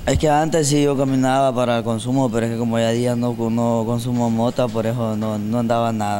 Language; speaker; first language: Spanish; native; Spanish